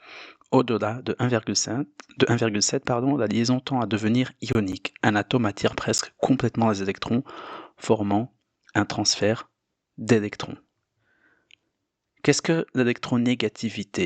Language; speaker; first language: French; native; French